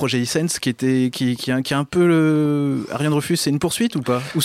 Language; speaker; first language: French; native; French